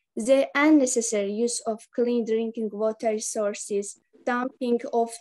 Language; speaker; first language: English; non-native, fluent; Georgian